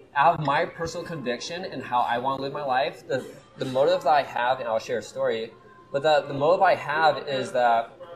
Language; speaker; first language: English; native; English